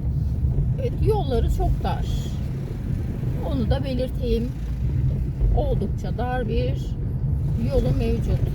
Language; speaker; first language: Turkish; native; Turkish